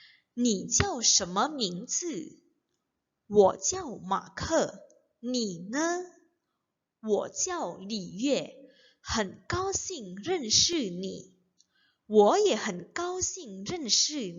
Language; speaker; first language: Chinese; non-native, fluent; Indonesian